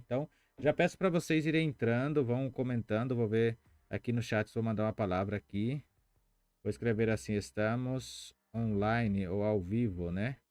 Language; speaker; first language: Portuguese; non-native, fluent; Guarani